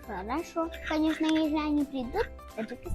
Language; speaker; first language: Russian; non-native, local second language; Tajik